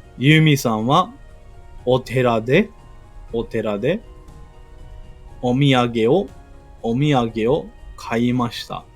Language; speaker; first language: Japanese; non-native, learner; English